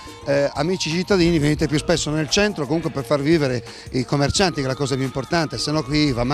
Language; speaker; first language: Italian; native; Italian